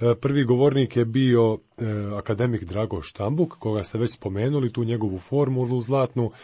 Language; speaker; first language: Croatian; native; Croatian